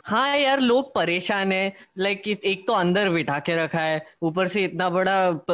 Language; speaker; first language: Hindi; non-native, local second language; Marathi